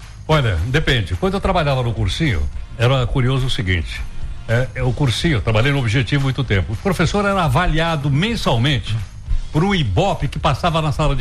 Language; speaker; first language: Portuguese; native; Portuguese